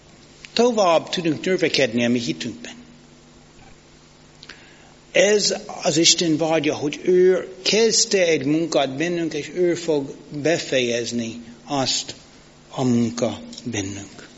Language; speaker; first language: Hungarian; non-native, fluent; English